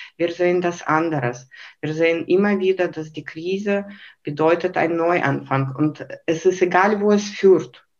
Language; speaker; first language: German; non-native, fluent; Lithuanian